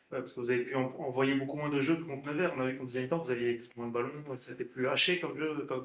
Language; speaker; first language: French; native; French